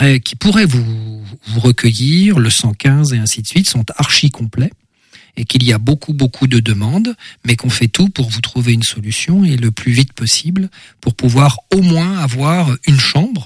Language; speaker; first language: French; native; French